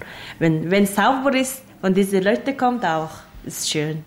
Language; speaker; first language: German; non-native, learner; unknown